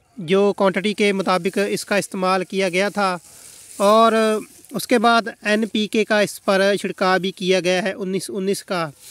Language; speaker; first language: Hindi; non-native, local second language; Punjabi